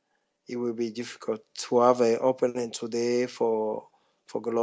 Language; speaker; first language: English; non-native, fluent; French